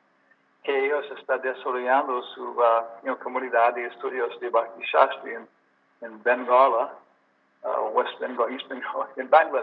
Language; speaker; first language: Spanish; non-native, learner; English